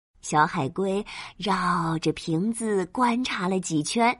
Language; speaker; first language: Chinese; native; Chinese